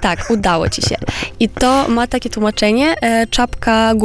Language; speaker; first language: Polish; non-native, fluent; Romanian